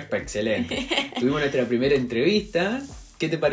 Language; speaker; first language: Spanish; native; Spanish